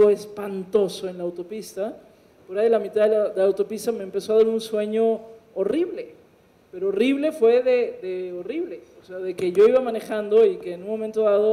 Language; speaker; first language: Spanish; native; Spanish